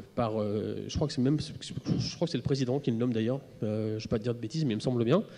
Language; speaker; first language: French; native; French